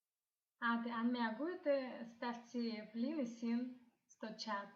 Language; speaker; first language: Greek; non-native, fluent; Russian